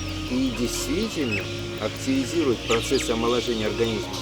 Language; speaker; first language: Russian; native; Russian